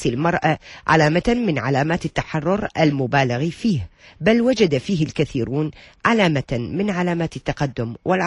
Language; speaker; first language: Arabic; native; Arabic